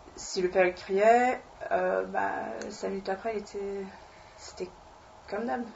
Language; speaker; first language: French; non-native, fluent; Swedish